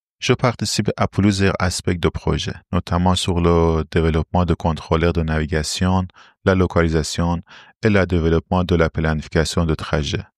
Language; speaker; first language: French; non-native, fluent; Persian